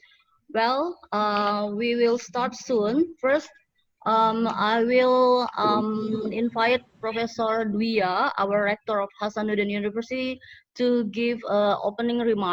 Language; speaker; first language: English; non-native, fluent; Indonesian